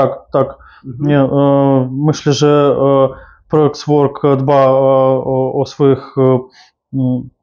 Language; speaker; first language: Polish; non-native, learner; Ukrainian